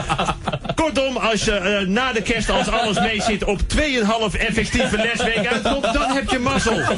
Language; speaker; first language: Dutch; native; Dutch